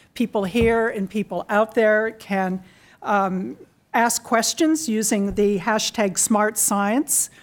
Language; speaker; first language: English; native; English